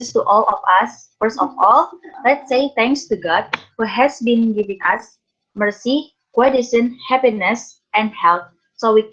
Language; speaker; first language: English; non-native, learner; Indonesian